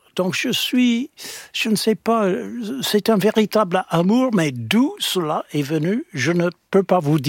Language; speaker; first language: French; non-native, fluent; English